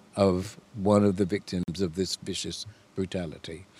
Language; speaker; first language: English; native; English